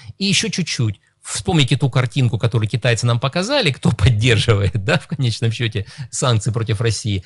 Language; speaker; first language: Russian; native; Russian